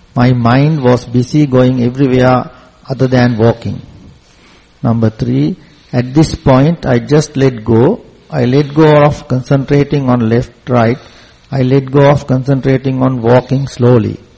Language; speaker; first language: English; non-native, local second language; Sinhala